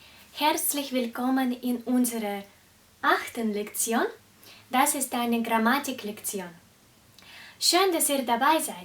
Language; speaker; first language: German; non-native, fluent; Russian